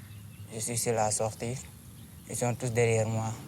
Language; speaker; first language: French; non-native, local second language; Wolof